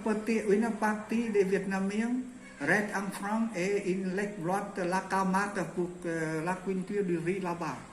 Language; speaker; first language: French; non-native, learner; Vietnamese